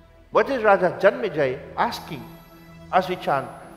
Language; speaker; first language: English; native; English